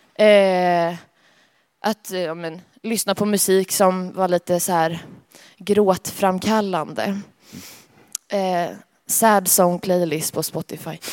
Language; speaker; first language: Swedish; native; Swedish